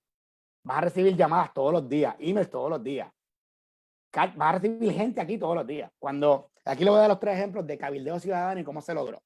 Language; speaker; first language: Spanish; native; Spanish